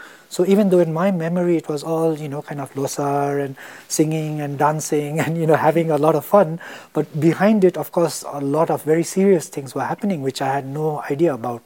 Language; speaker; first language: English; non-native, local second language; Tibetan